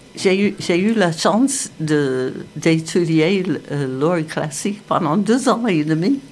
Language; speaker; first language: French; non-native, fluent; English